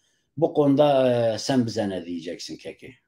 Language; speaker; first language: Turkish; non-native, local second language; Kurdish